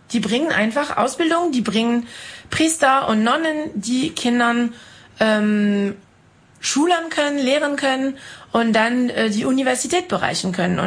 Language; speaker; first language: German; non-native, fluent; French